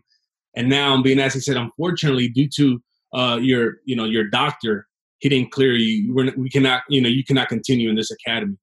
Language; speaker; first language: English; native; English